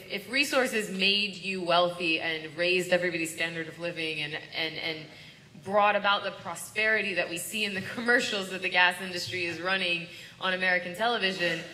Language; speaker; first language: English; native; English